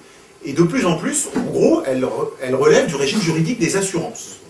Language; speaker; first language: French; native; French